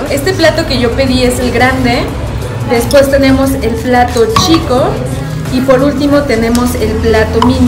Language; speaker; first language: Spanish; native; Spanish